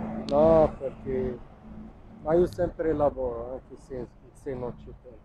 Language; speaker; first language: Italian; non-native, learner; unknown